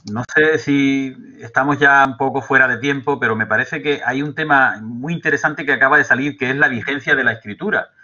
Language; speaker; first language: Spanish; native; Spanish